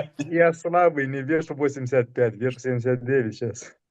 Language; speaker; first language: Russian; non-native, fluent; Romanian